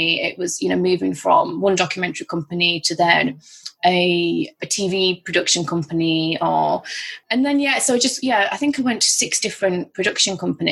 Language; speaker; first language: English; native; English